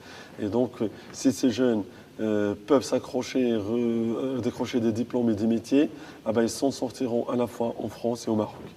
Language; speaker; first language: French; non-native, local second language; Arabic